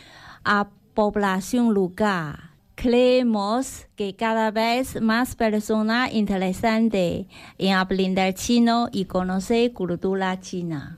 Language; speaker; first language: Spanish; non-native, learner; Chinese